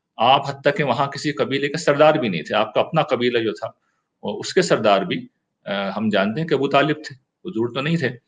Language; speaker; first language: Urdu; native; Urdu